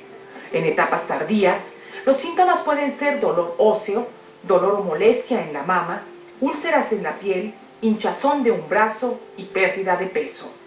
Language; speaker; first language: Spanish; native; Spanish